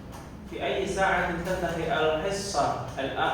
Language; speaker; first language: Arabic; non-native, learner; Indonesian